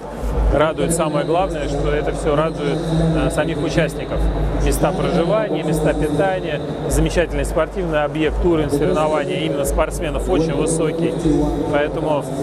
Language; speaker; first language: Russian; native; Russian